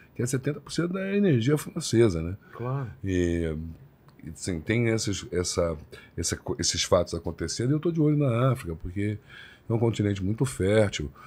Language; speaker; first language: Portuguese; native; Portuguese